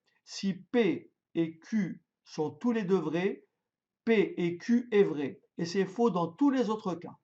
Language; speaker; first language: French; native; French